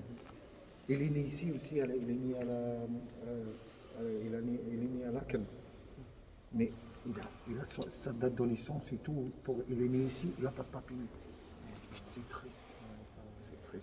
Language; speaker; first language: French; non-native, fluent; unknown